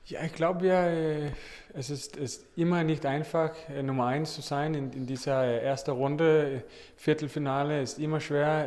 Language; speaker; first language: German; non-native, learner; Danish